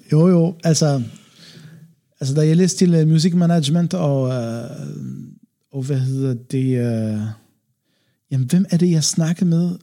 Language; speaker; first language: Danish; non-native, fluent; Arabic